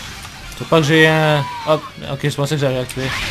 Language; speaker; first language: French; native; French